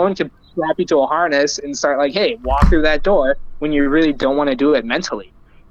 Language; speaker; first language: English; native; English